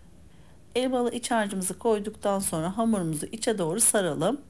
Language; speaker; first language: Turkish; native; Turkish